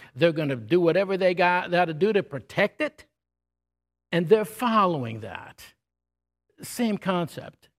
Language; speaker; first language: English; native; English